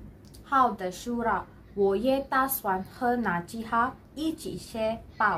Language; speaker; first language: Chinese; non-native, learner; Malay